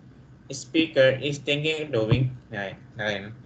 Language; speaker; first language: English; non-native, local second language; Filipino